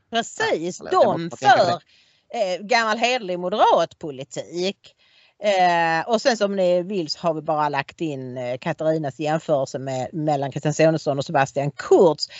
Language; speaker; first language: Swedish; native; Swedish